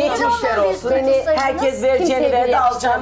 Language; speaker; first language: Turkish; native; Turkish